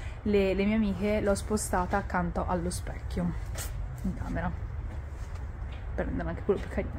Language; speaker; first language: Italian; native; Italian